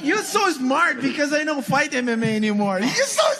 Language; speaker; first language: English; non-native, learner; Portuguese